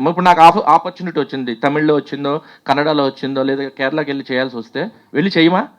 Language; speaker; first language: Telugu; native; Telugu